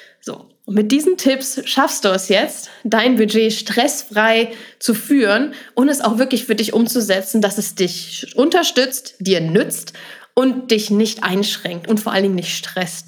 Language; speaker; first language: German; native; German